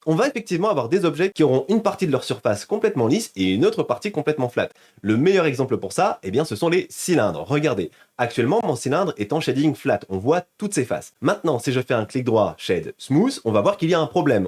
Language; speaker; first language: French; native; French